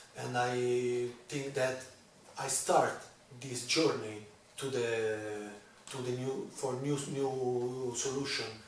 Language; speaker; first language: English; non-native, learner; Italian